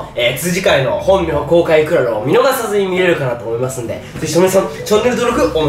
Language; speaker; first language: Japanese; native; Japanese